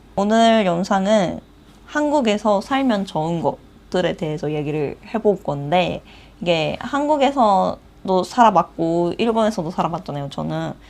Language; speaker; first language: Korean; non-native, fluent; Japanese